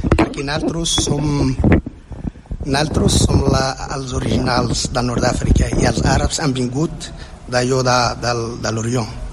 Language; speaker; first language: Catalan; non-native, learner; Central Atlas Tamazight